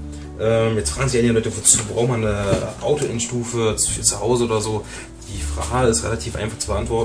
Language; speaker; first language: German; native; German